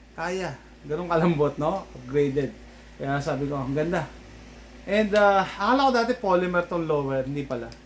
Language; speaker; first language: Filipino; native; Filipino